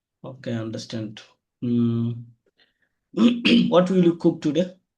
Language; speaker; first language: English; non-native, learner; Bangla